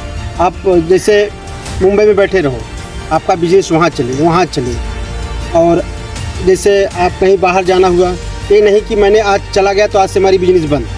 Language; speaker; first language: Hindi; native; Hindi